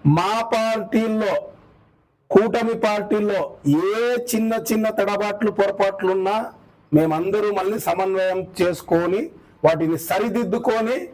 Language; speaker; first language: Telugu; native; Telugu